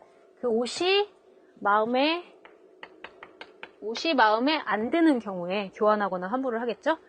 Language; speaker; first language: Korean; native; Korean